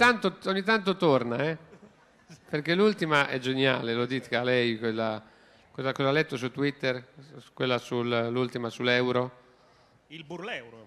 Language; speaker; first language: Italian; native; Italian